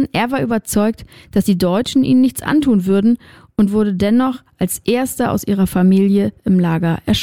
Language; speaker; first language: German; native; German